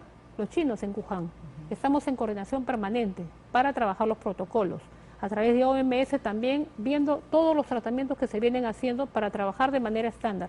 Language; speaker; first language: Spanish; native; Spanish